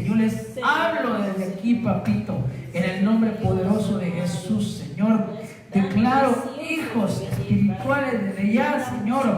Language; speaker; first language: Spanish; native; Spanish